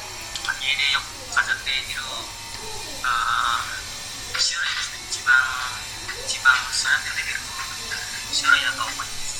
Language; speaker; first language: Japanese; non-native, learner; Indonesian